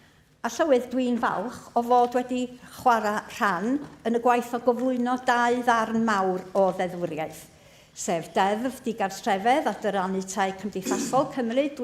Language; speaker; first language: Welsh; native; Welsh